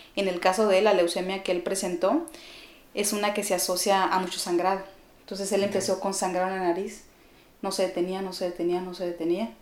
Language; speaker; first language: Spanish; native; Spanish